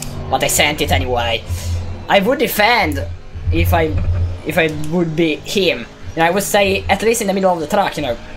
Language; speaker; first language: English; non-native, fluent; Italian